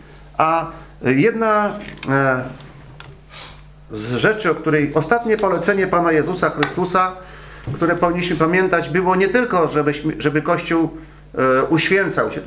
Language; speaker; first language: Polish; native; Polish